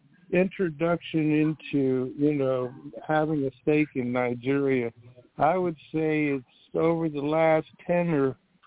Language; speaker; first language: English; early bilingual, other home language; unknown